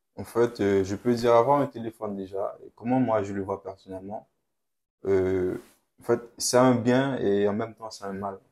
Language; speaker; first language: French; non-native, local second language; Haitian Creole